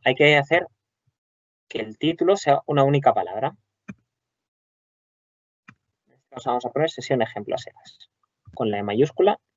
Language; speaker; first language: Spanish; native; Spanish